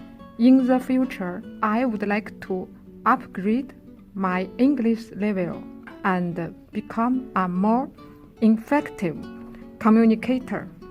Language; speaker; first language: English; non-native, learner; Chinese